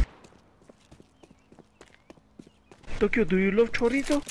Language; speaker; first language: English; non-native, learner; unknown